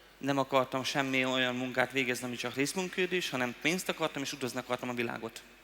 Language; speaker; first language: Hungarian; native; Hungarian